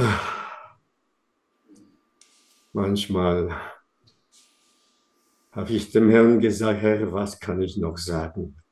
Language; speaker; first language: German; non-native, fluent; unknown